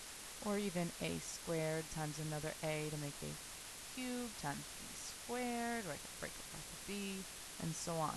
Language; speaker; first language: English; native; English